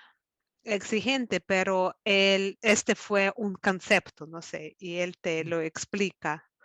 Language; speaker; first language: Spanish; non-native, fluent; Russian